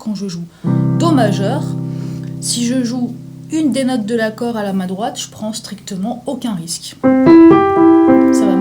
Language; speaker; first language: French; native; French